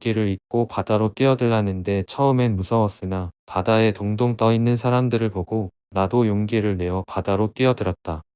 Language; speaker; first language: Korean; native; Korean